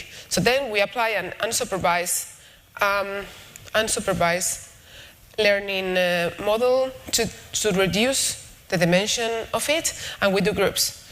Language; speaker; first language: English; non-native, fluent; Spanish